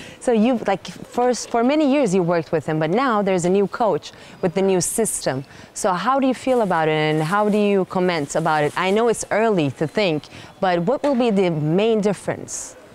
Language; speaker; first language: English; non-native, fluent; Turkish